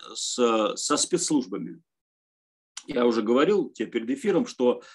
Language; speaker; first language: Russian; native; Russian